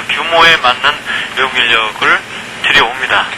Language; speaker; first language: Korean; native; Korean